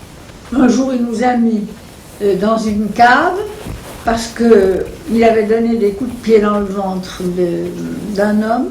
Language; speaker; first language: French; native; French